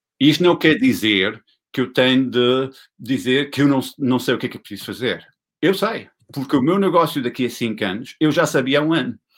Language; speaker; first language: Portuguese; non-native, fluent; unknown